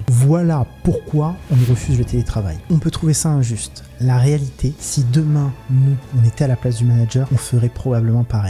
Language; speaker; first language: French; native; French